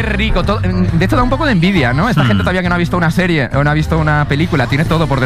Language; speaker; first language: Spanish; native; Spanish